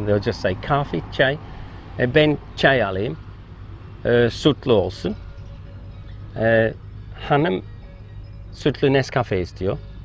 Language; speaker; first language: Turkish; non-native, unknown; English